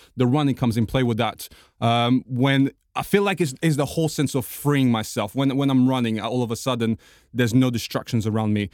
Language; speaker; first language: English; non-native, fluent; Portuguese